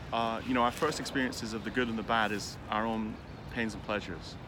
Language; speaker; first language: English; native; English